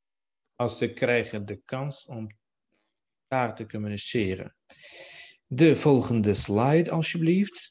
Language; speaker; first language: Dutch; non-native, fluent; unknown